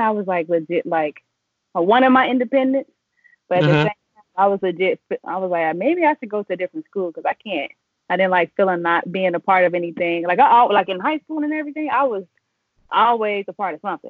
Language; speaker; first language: English; native; English